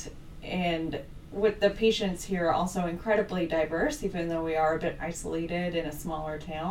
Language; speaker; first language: English; native; English